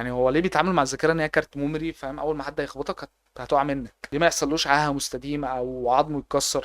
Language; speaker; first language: Arabic; native; Arabic